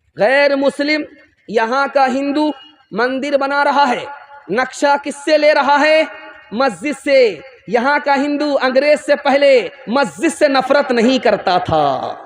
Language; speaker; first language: Urdu; non-native, local second language; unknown